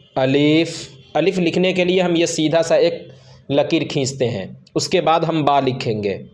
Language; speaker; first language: Hindi; native; Hindi